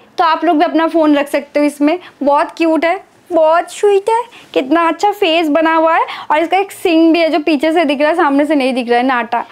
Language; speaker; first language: Hindi; non-native, local second language; Bangla